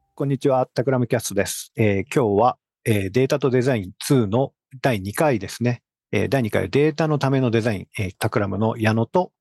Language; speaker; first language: Japanese; native; Japanese